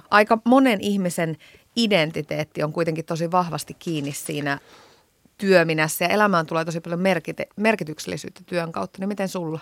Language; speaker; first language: Finnish; native; Finnish